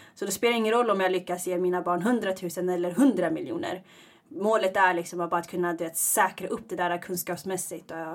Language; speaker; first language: Swedish; early bilingual, other home language; Tigrinya